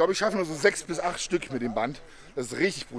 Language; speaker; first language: German; native; German